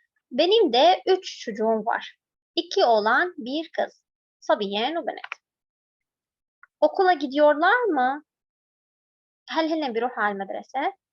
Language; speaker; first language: Turkish; non-native, fluent; Arabic